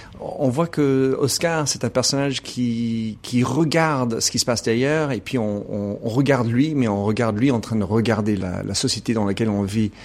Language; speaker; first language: French; non-native, fluent; English